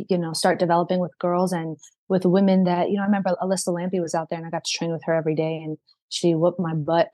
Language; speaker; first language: English; native; English